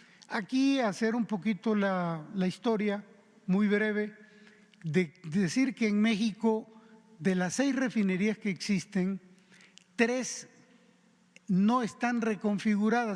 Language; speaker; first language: Spanish; native; Spanish